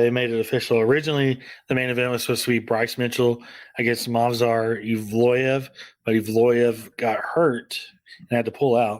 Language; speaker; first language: English; native; English